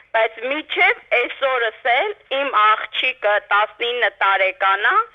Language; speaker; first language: Armenian; native; Armenian